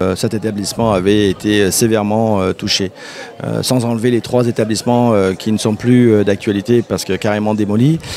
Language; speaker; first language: French; early bilingual, heritage; French